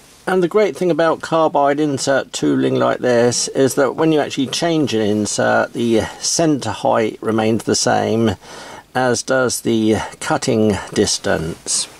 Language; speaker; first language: English; native; English